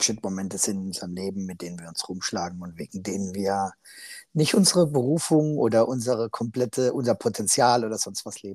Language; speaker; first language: German; native; German